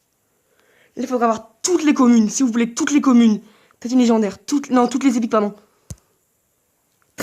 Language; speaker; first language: French; native; French